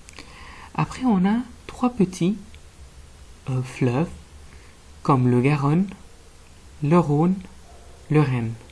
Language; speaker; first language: French; non-native, fluent; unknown